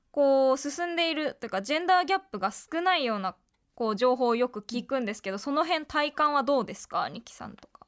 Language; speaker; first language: Japanese; native; Japanese